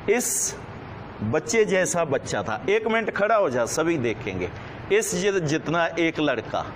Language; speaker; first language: Hindi; non-native, local second language; Punjabi